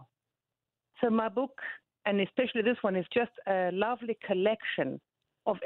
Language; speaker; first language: English; native; English